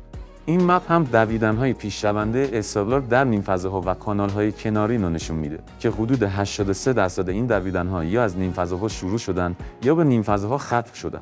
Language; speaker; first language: Persian; native; Persian